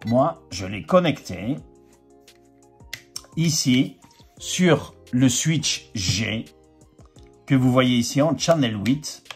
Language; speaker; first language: French; native; French